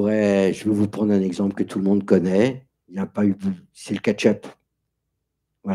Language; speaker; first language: French; native; French